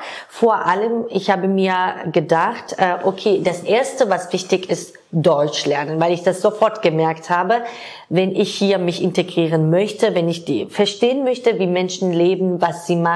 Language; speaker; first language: German; non-native, fluent; Georgian